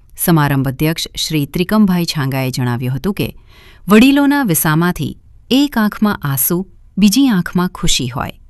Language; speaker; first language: Gujarati; native; Gujarati